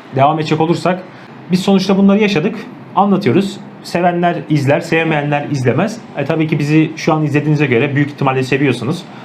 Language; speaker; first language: Turkish; native; Turkish